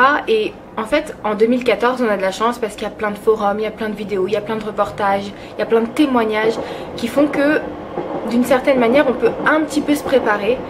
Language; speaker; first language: French; early bilingual, other home language; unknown